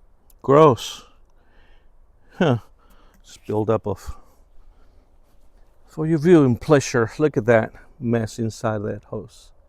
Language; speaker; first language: English; native; English